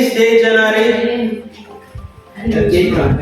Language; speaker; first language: English; non-native, learner; Indonesian